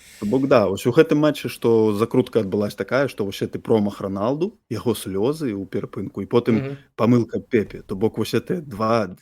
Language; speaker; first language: Belarusian; non-native, local second language; Russian